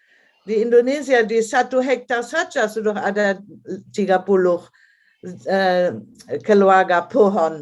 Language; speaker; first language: Indonesian; non-native, fluent; German